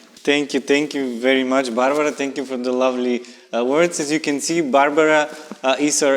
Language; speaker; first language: English; non-native, fluent; Macedonian